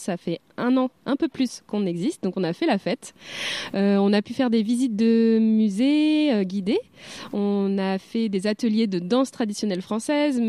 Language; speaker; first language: French; native; French